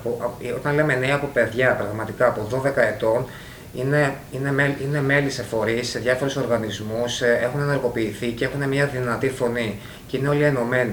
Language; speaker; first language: Greek; native; Greek